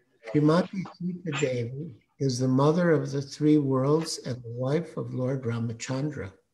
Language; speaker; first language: English; native; English